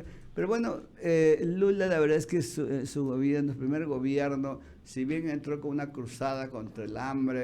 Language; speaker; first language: Spanish; native; Spanish